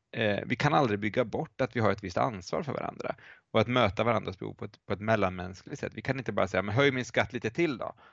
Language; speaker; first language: Swedish; native; Swedish